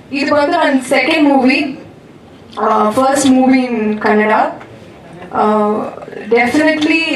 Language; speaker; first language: Kannada; non-native, learner; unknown